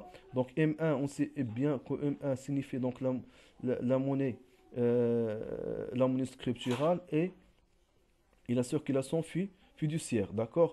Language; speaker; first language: French; non-native, local second language; Arabic